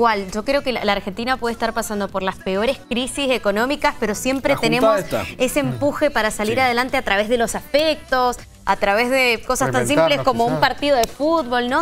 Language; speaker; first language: Spanish; native; Spanish